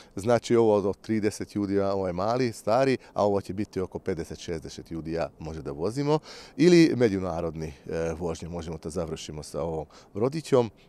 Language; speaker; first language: Bosnian; non-native, local second language; Hungarian